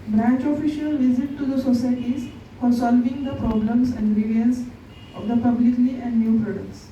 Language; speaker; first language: English; non-native, local second language; Marathi